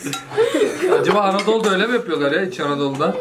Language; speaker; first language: Turkish; native; Turkish